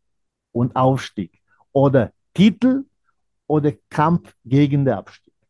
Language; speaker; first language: German; non-native, fluent; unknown